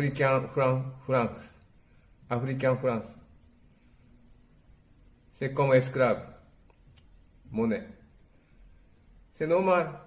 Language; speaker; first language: French; non-native, learner; Japanese